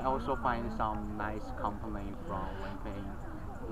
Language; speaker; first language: English; non-native, learner; Chinese